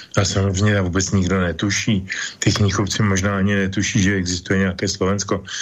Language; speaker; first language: Czech; native; Czech